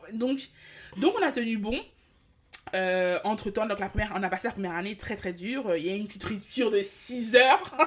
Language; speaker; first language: French; early bilingual, other home language; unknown